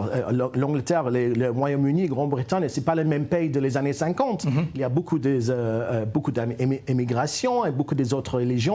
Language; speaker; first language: French; non-native, fluent; English